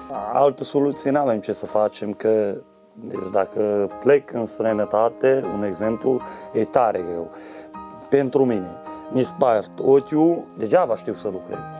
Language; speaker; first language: Romanian; non-native, local second language; Hungarian